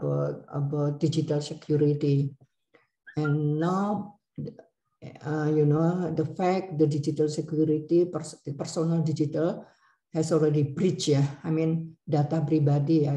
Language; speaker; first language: English; non-native, learner; Indonesian